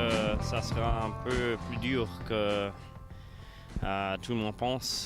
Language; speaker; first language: French; non-native, local second language; Luxembourgish